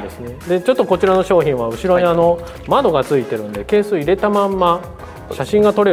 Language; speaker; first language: Japanese; native; Japanese